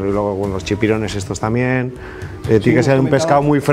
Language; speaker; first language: Spanish; native; Spanish